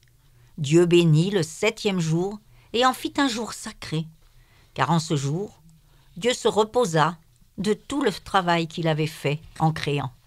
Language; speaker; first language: French; native; French